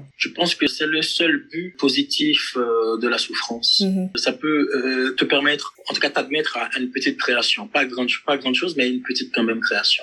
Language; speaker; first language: French; non-native, local second language; Haitian Creole